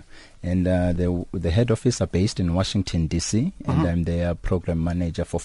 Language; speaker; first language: English; non-native, local second language; Xhosa